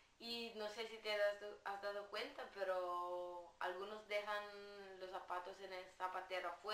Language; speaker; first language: Spanish; non-native, fluent; Italian